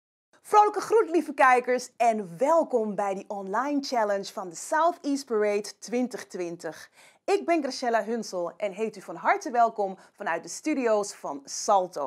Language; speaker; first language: Dutch; native; Dutch